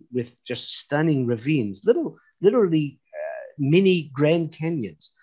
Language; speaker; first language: English; native; English